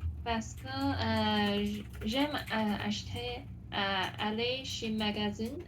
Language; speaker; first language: French; non-native, learner; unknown